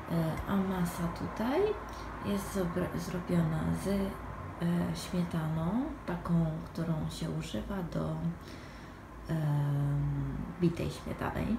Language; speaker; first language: Polish; non-native, fluent; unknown